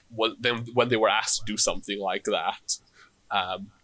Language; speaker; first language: English; non-native, fluent; Hebrew